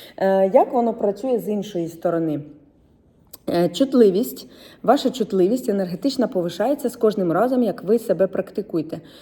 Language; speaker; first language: Ukrainian; non-native, local second language; Russian